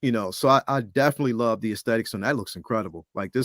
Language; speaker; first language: English; native; English